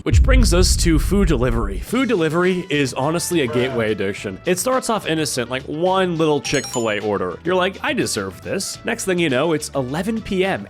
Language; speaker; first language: English; native; English